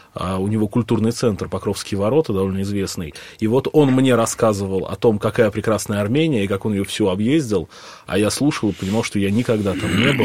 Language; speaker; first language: Russian; native; Russian